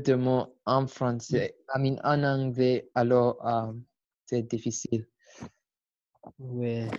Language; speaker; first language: French; non-native, learner; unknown